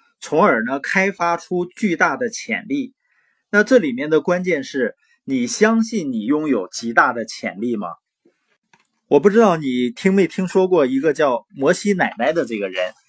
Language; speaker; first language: Chinese; native; Chinese